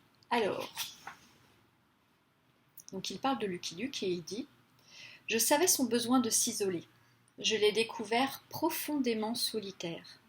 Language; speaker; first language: French; native; French